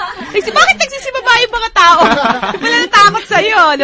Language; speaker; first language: Filipino; native; Filipino